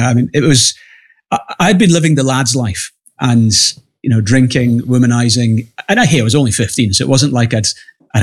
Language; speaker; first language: English; native; English